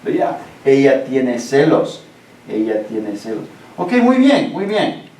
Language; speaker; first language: Spanish; non-native, fluent; English